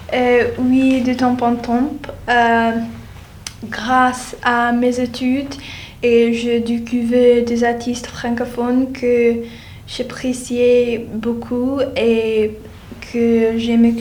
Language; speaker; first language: French; non-native, learner; English